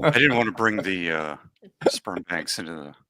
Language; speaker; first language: English; native; English